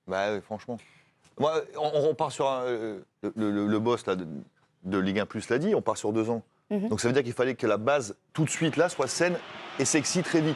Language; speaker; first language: French; native; French